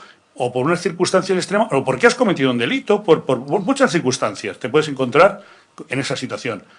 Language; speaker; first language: Spanish; native; Spanish